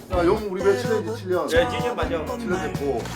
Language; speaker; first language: Korean; native; Korean